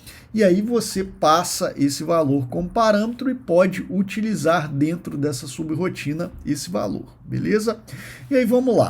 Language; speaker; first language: Portuguese; native; Portuguese